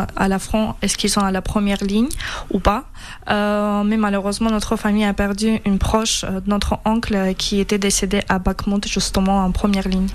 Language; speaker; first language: French; non-native, fluent; Ukrainian